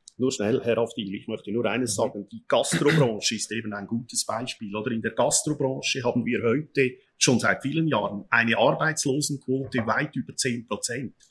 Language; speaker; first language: German; native; German